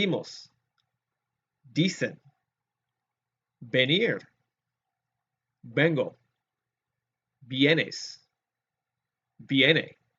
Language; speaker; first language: Spanish; non-native, fluent; English